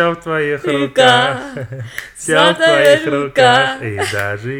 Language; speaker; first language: Russian; non-native, fluent; English